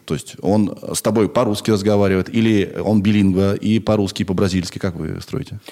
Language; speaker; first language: Russian; native; Russian